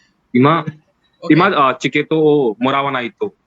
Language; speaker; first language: Japanese; non-native, learner; Hindi